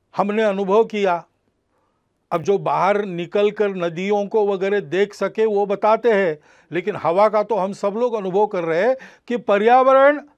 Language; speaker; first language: Hindi; non-native, local second language; Marathi